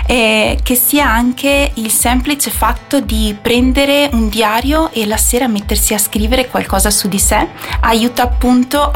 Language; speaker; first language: Italian; native; Italian